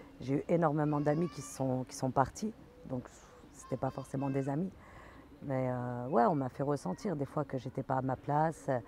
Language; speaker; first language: French; native; French